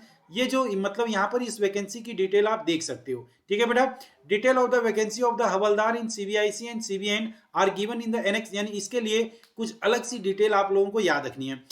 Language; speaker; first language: Hindi; native; Hindi